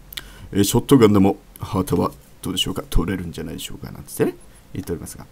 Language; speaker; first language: Japanese; native; Japanese